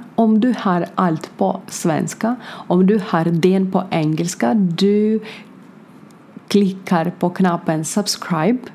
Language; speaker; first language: Swedish; non-native, learner; Ukrainian